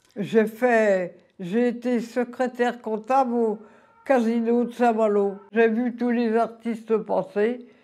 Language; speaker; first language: French; native; French